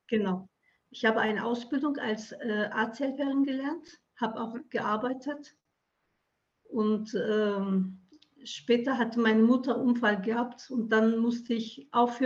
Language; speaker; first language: German; early bilingual, other home language; Turkish